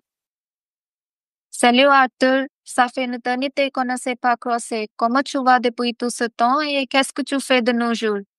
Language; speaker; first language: French; non-native, fluent; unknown